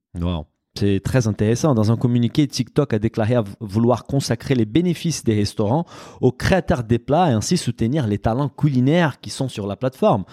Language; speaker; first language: French; non-native, fluent; Portuguese